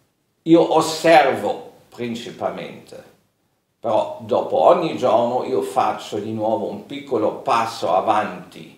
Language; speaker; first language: Italian; non-native, fluent; German